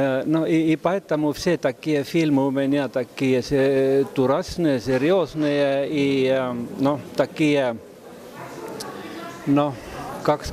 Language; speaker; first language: Russian; non-native, fluent; Estonian